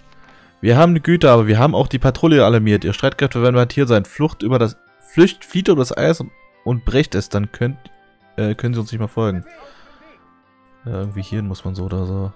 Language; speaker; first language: German; native; German